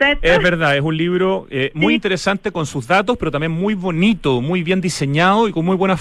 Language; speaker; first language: Spanish; native; Spanish